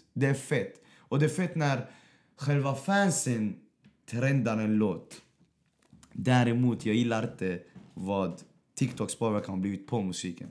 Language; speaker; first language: Swedish; early bilingual, other home language; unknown